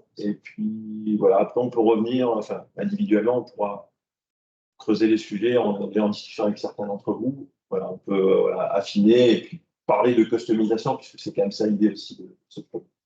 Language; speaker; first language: French; native; French